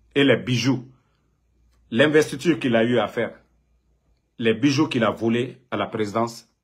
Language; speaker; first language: French; non-native, local second language; Mandingo